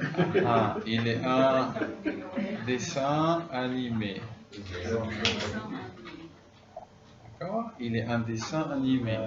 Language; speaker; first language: French; non-native, fluent; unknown